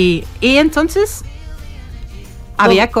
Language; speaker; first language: Spanish; non-native, fluent; Dutch